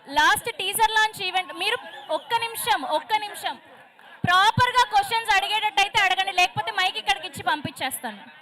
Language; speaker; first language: Telugu; native; Telugu